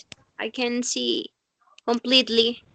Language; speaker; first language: English; non-native, learner; Spanish